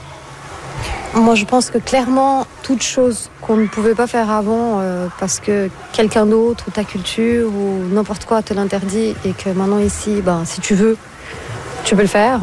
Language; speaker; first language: French; non-native, fluent; Portuguese